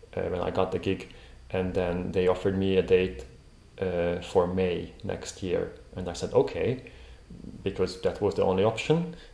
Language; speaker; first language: English; non-native, fluent; Hungarian